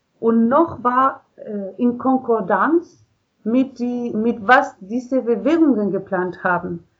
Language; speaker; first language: German; non-native, learner; Spanish